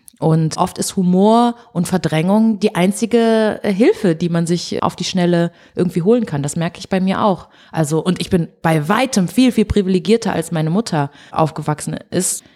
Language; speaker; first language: German; early bilingual, other home language; Portuguese